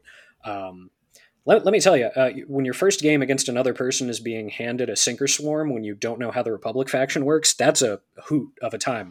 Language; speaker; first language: English; native; English